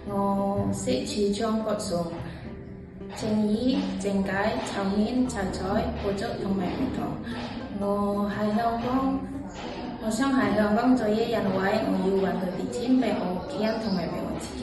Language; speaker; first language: Cantonese; non-native, learner; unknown